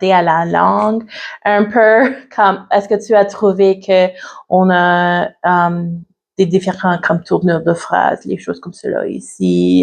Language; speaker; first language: French; non-native, learner; English